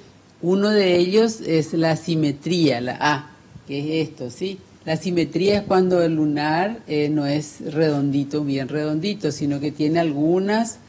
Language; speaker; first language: Spanish; native; Spanish